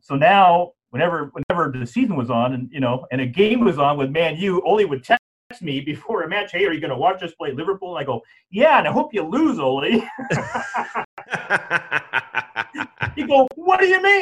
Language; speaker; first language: English; native; English